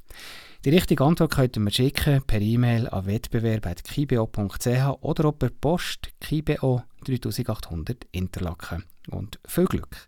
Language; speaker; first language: German; native; German